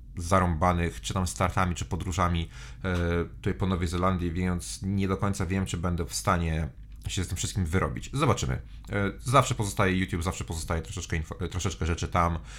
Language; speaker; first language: Polish; native; Polish